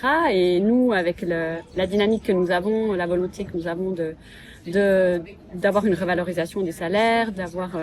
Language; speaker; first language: French; native; French